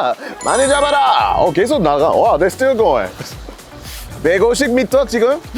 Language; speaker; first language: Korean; non-native, fluent; English